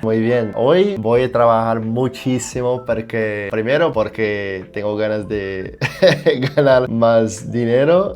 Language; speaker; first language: Spanish; non-native, fluent; Portuguese